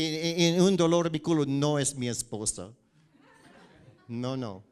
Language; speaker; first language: Spanish; non-native, learner; English